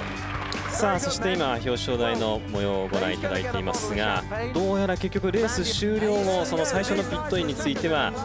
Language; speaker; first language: Japanese; native; Japanese